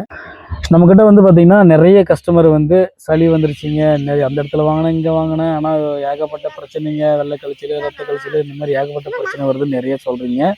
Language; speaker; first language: Tamil; native; Tamil